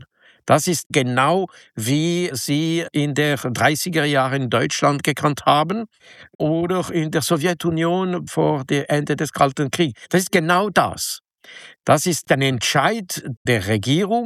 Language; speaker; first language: German; non-native, local second language; French